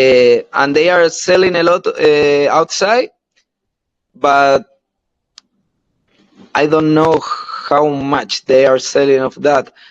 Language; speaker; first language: English; non-native, learner; Spanish